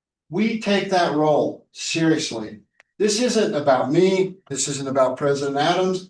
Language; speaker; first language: English; native; English